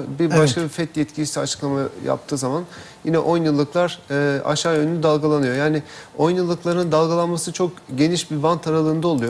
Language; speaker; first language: Turkish; native; Turkish